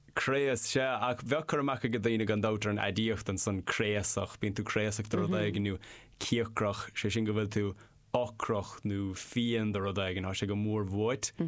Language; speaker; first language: Irish; non-native, local second language; English